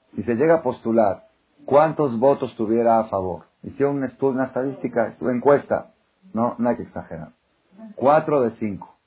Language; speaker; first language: Spanish; non-native, fluent; Hebrew